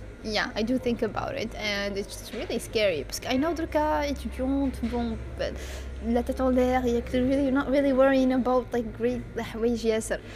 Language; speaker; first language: English; non-native, fluent; Arabic